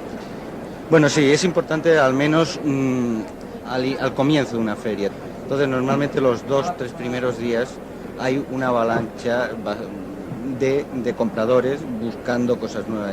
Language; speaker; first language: Spanish; native; Spanish